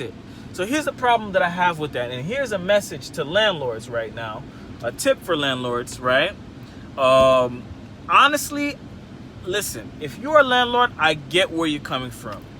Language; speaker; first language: English; native; English